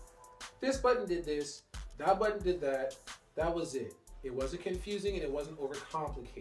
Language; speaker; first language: English; native; English